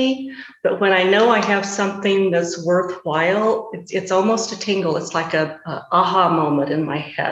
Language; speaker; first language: English; native; English